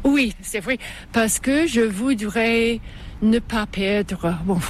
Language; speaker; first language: French; non-native, fluent; English